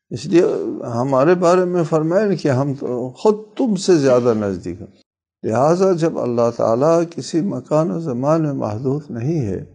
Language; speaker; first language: Urdu; non-native, local second language; Balti